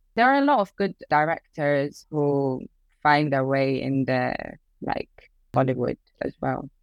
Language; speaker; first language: English; early bilingual, other home language; Persian